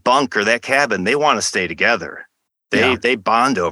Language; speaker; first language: English; native; English